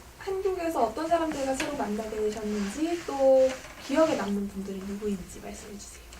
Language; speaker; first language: Korean; native; Korean